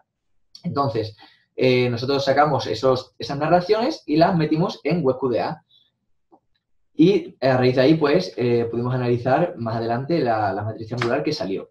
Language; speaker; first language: Spanish; native; Spanish